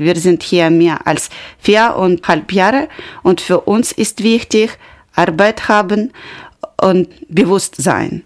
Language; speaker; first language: German; non-native, learner; Ukrainian